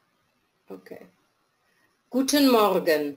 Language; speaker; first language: German; non-native, fluent; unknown